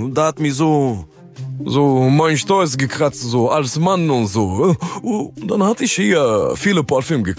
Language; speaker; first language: German; non-native, learner; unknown